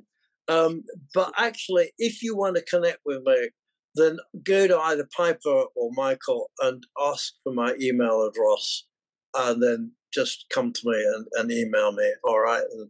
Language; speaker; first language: English; native; English